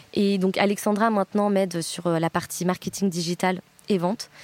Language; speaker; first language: French; native; French